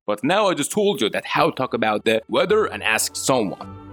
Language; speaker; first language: English; non-native, fluent; Persian